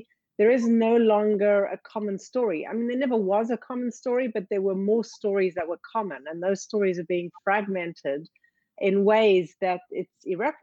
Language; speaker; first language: English; native; English